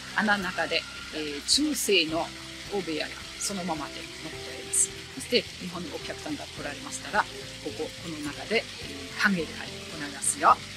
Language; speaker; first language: Japanese; non-native, fluent; German